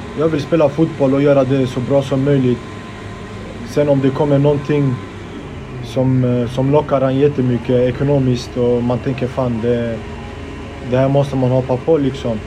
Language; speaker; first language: Swedish; early bilingual, other home language; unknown